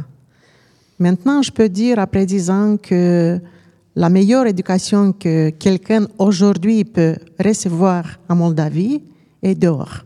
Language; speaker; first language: French; non-native, fluent; Romanian